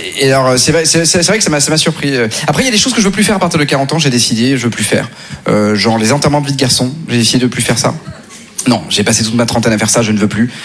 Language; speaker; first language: French; native; French